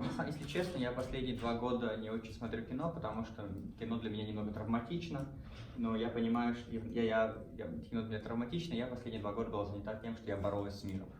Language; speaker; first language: Russian; native; Russian